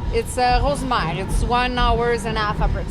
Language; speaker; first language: English; non-native, learner; French